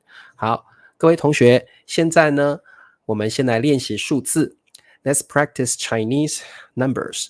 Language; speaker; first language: Chinese; native; Chinese